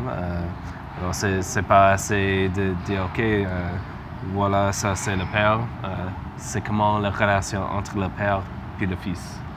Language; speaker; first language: French; non-native, learner; English